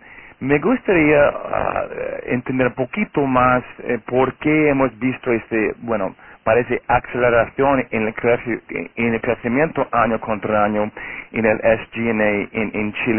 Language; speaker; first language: Spanish; non-native, fluent; Portuguese